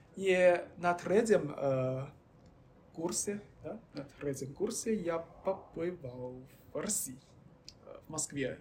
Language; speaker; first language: Russian; non-native, learner; Chinese